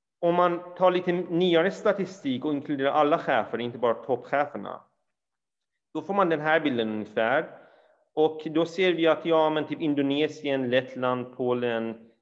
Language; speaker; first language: Swedish; early bilingual, other home language; Persian